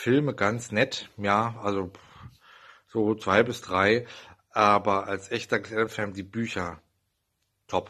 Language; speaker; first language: German; native; German